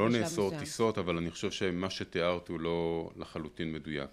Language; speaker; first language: Hebrew; native; Hebrew